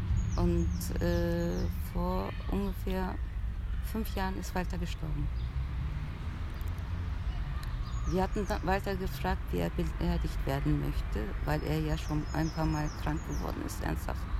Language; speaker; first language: German; early bilingual, other home language; Turkish